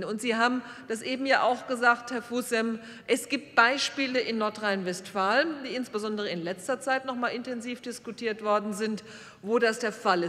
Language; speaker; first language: German; native; German